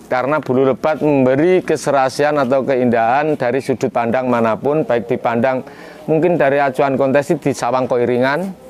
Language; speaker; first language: Indonesian; non-native, local second language; Javanese